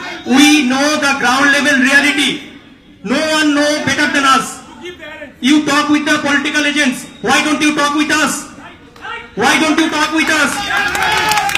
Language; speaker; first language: English; non-native, local second language; Bangla